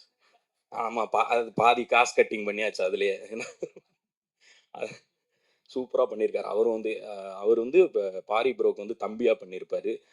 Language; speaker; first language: Tamil; native; Tamil